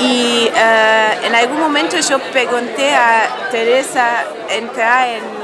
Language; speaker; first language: Spanish; non-native, fluent; German